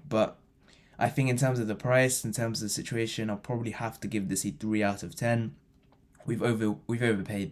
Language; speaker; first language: English; native; English